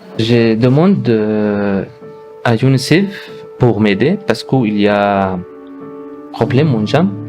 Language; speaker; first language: French; non-native, learner; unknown